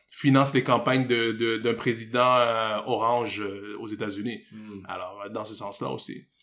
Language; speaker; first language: French; native; French